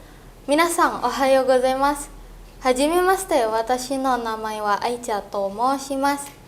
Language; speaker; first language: Japanese; non-native, learner; Indonesian